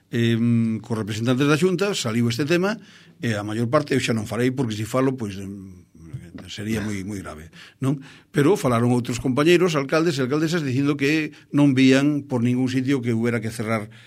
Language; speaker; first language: Galician; native; Galician